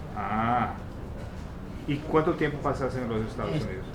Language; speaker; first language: Spanish; non-native, fluent; Portuguese